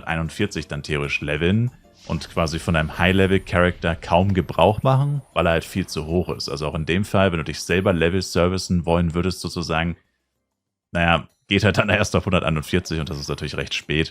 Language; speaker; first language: German; native; German